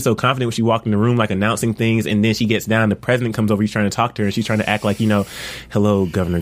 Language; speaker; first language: English; native; English